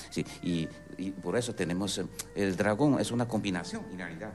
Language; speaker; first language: Spanish; non-native, fluent; Chinese